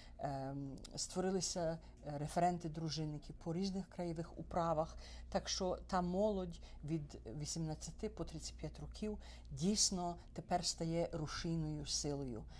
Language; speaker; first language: Ukrainian; early bilingual, heritage; Ukrainian